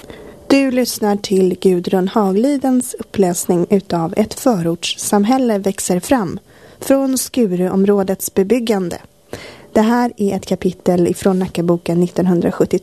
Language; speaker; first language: Swedish; native; Swedish